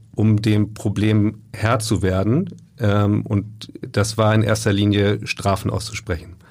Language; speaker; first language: German; native; German